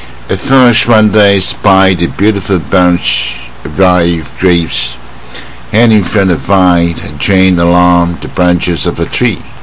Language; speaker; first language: English; non-native, fluent; Chinese